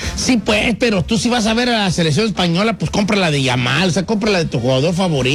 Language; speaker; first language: Spanish; native; Spanish